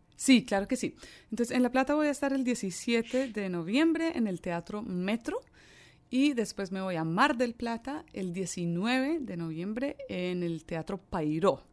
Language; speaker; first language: Spanish; early bilingual, other home language; English